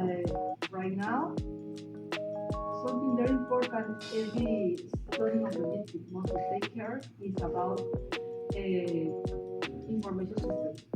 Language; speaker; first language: English; non-native, learner; Spanish